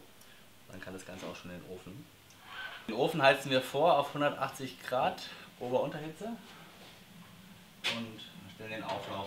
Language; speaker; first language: German; native; German